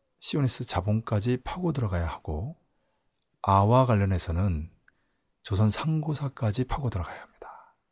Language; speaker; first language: Korean; native; Korean